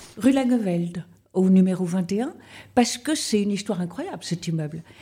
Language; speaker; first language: French; native; French